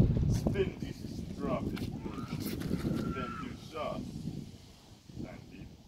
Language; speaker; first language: German; non-native, learner; English